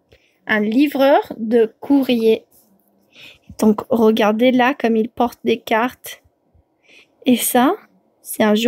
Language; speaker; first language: French; non-native, fluent; English